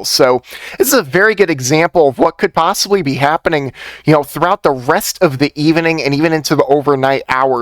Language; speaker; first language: English; native; English